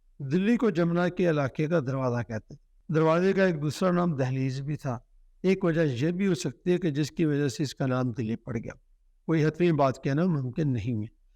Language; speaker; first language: Urdu; non-native, local second language; Punjabi